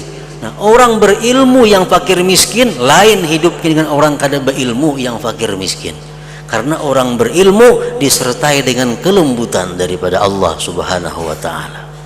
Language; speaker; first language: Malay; non-native, local second language; Banjar